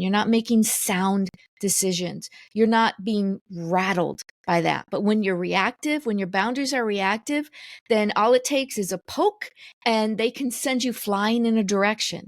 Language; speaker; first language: English; native; English